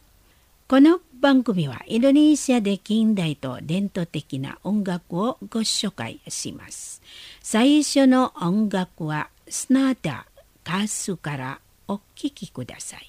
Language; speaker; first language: Japanese; non-native, fluent; Indonesian